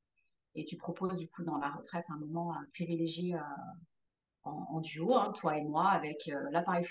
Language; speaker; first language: French; native; French